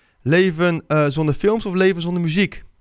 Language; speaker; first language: Dutch; native; Dutch